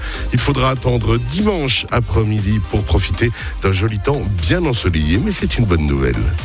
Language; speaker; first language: French; native; French